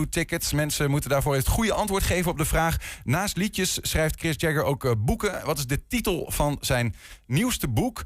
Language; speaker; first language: Dutch; native; Dutch